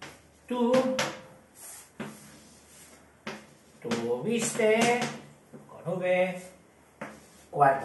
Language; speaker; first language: Spanish; native; Spanish